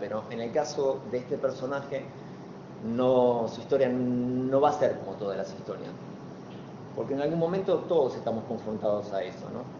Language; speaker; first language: Spanish; native; Spanish